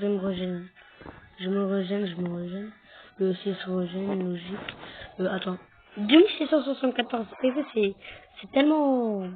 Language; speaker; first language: French; native; French